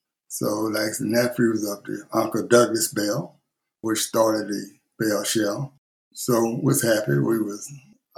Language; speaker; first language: English; native; English